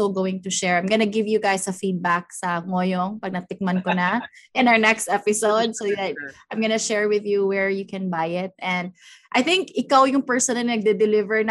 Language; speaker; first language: English; non-native, local second language; Cebuano